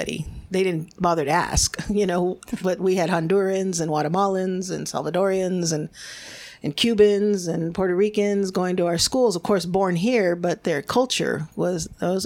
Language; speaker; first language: English; early bilingual, other home language; Spanish